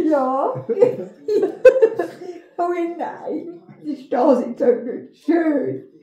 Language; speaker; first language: German; native; German